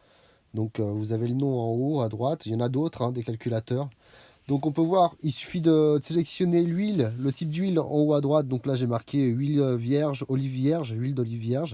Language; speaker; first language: French; native; French